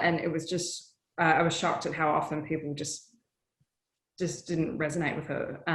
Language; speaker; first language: English; native; English